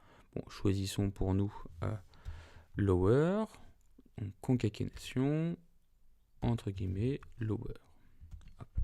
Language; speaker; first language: French; native; French